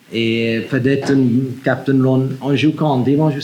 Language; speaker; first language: French; non-native, learner; English